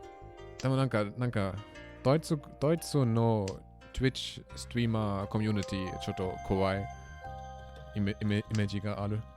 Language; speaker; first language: Japanese; non-native, learner; German